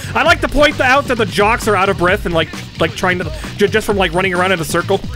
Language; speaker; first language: English; native; English